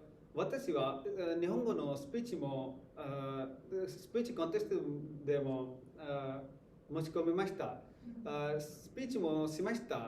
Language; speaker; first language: Japanese; non-native, learner; Hindi